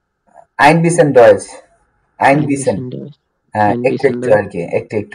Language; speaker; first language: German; non-native, fluent; Bangla